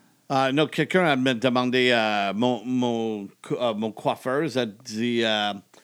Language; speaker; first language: French; non-native, learner; English